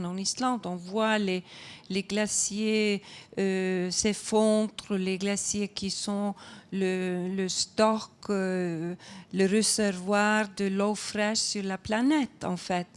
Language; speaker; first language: French; non-native, fluent; Icelandic